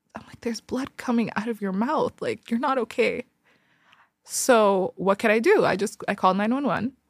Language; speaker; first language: English; early bilingual, other home language; Tigrinya